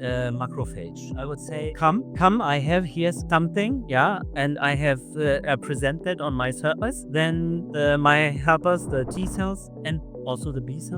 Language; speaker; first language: English; non-native, fluent; German